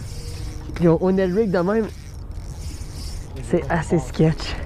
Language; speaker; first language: French; native; French